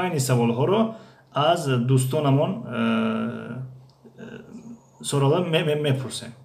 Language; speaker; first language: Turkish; non-native, fluent; Tajik